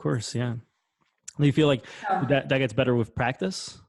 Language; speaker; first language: English; native; English